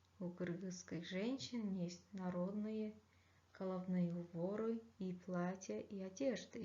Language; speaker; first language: Russian; non-native, fluent; Kyrgyz